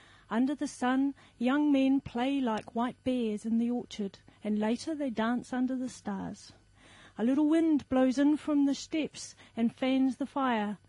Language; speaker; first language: English; native; English